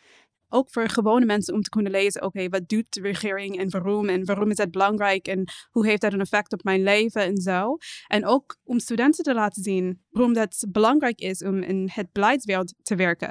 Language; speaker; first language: Dutch; non-native, fluent; English